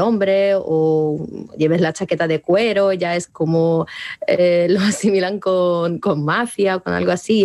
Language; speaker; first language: Spanish; early bilingual, other home language; Ukrainian